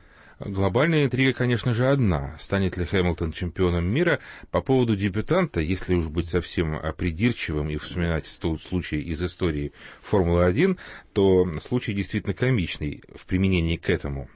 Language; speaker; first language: Russian; native; Russian